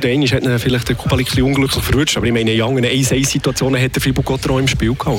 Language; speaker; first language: German; native; German